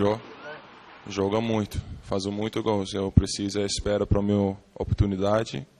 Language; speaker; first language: Portuguese; non-native, learner; English